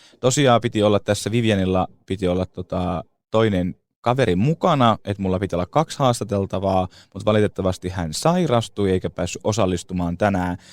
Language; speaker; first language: Finnish; native; Finnish